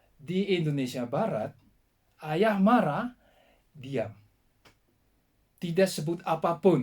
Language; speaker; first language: Indonesian; non-native, fluent; Dutch